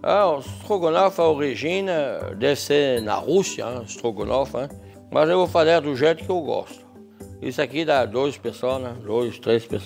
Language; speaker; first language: Portuguese; non-native, fluent; French